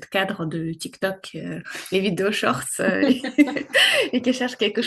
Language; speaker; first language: French; non-native, fluent; Ukrainian